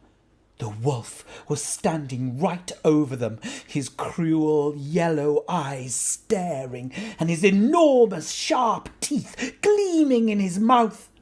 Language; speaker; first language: English; native; English